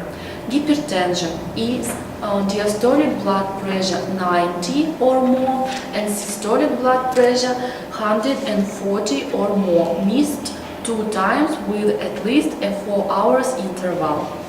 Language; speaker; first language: English; non-native, learner; Russian